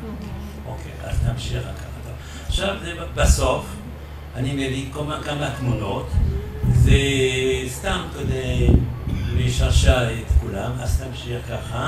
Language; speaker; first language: Hebrew; non-native, fluent; French